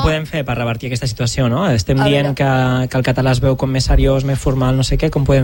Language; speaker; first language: Catalan; native; Catalan